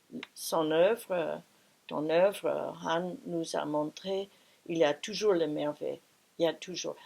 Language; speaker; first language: French; non-native, fluent; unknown